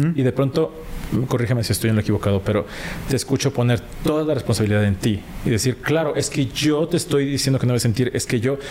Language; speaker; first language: Spanish; native; Spanish